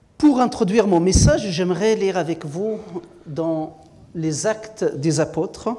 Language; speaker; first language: French; non-native, local second language; Kabyle